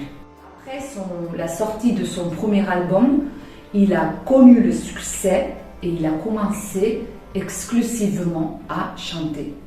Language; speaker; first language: French; non-native, fluent; Spanish